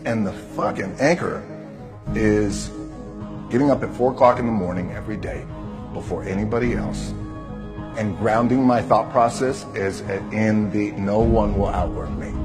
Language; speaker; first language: English; native; English